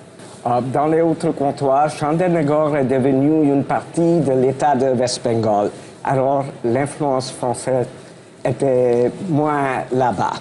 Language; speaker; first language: French; non-native, fluent; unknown